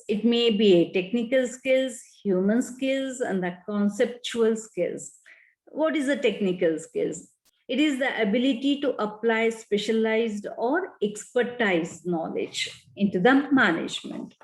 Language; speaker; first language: English; non-native, local second language; Kannada